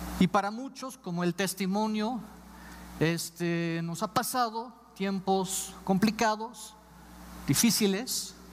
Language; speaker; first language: Spanish; non-native, fluent; English